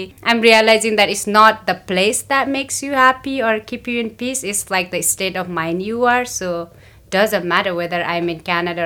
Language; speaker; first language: English; non-native, local second language; Nepali